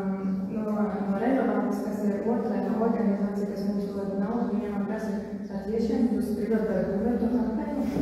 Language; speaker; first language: Latvian; non-native, learner; German